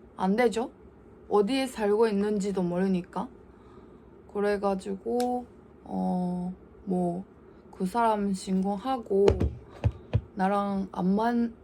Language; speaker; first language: Korean; non-native, learner; Japanese